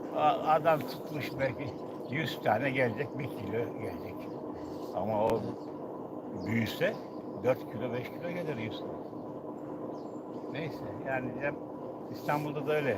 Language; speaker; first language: Turkish; native; Turkish